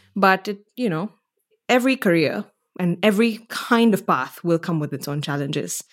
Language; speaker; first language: English; native; English